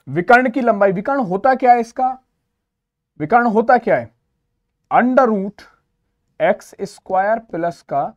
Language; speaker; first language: Hindi; native; Hindi